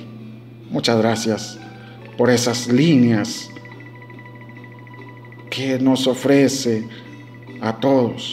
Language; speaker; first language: Spanish; native; Spanish